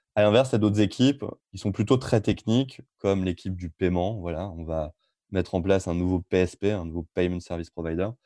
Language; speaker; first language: French; native; French